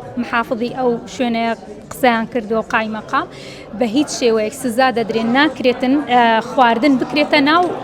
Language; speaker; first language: Central Kurdish; non-native, local second language; Kurdish